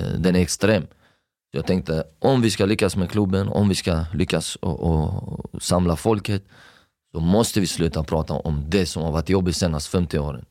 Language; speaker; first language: Swedish; non-native, fluent; Persian